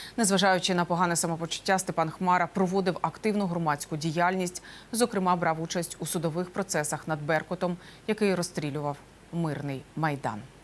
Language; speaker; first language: Ukrainian; native; Ukrainian